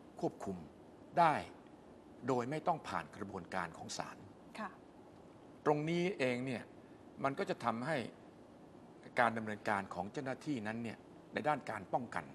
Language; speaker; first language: Thai; native; Thai